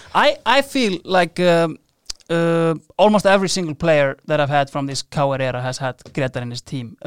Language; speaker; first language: English; non-native, fluent; Icelandic